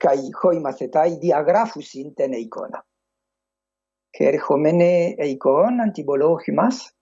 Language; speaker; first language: Greek; non-native, fluent; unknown